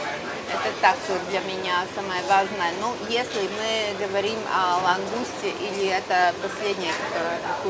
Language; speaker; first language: Russian; non-native, fluent; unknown